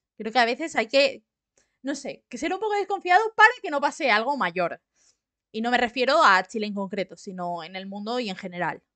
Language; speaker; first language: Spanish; native; Spanish